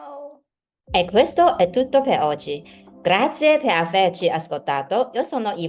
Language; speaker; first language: Italian; non-native, learner; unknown